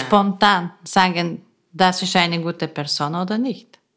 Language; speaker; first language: German; non-native, learner; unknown